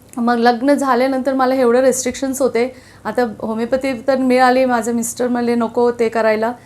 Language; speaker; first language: Marathi; non-native, local second language; Telugu